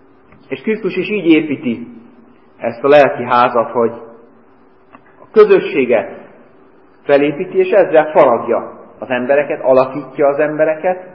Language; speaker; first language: Hungarian; native; Hungarian